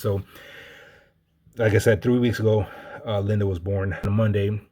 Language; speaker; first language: English; native; English